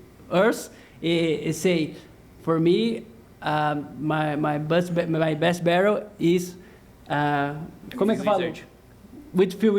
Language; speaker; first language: English; non-native, learner; Portuguese